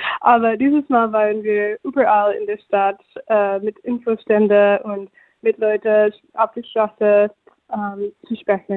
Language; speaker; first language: German; non-native, fluent; English